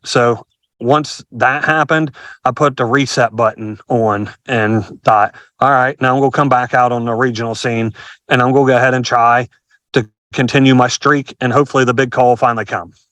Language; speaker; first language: English; native; English